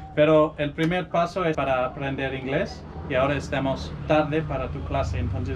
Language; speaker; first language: Spanish; non-native, learner; English